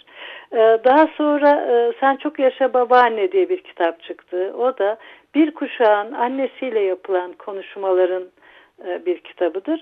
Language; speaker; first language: Turkish; native; Turkish